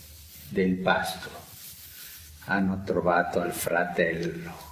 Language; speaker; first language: Italian; non-native, fluent; Spanish